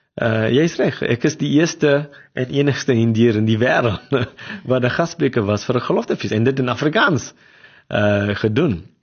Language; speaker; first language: Afrikaans; non-native, local second language; English